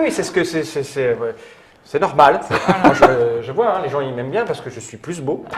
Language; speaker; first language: French; native; French